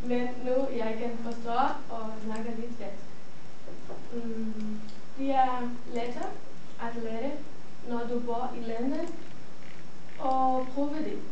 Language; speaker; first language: Danish; non-native, learner; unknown